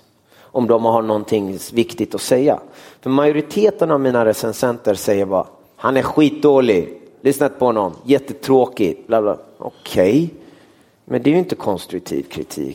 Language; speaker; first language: Swedish; early bilingual, other home language; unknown